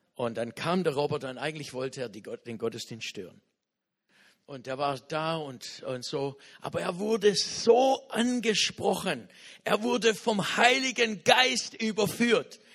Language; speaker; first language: German; non-native, fluent; English